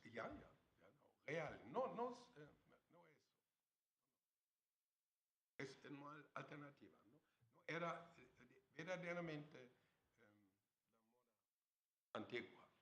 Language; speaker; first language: Spanish; non-native, fluent; German